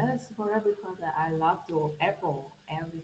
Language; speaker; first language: English; non-native, learner; Vietnamese